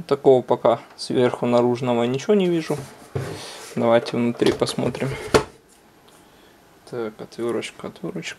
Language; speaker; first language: Russian; non-native, local second language; Ukrainian